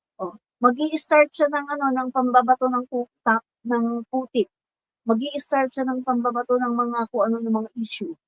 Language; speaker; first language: Filipino; non-native, local second language; Cebuano